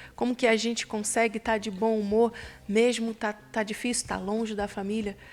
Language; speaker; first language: Portuguese; native; Portuguese